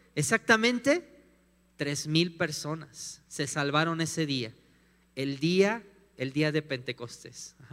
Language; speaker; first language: Spanish; native; Spanish